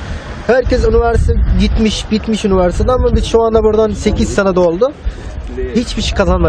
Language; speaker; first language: Turkish; non-native, learner; Arabic